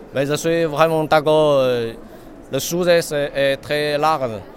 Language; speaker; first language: French; non-native, fluent; Chinese